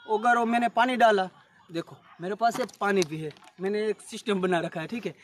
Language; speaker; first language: Hindi; non-native, local second language; Gujarati